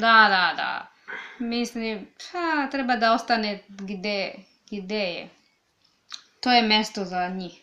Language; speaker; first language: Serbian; non-native, learner; English